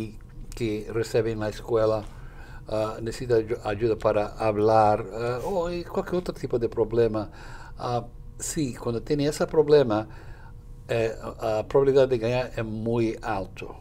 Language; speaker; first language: Spanish; non-native, fluent; Portuguese